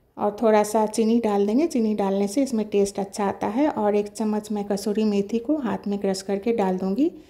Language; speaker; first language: Hindi; non-native, local second language; Bangla